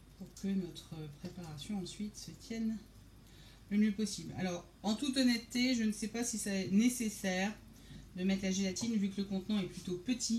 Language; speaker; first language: French; native; French